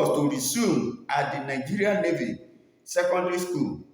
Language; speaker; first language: English; non-native, local second language; Yoruba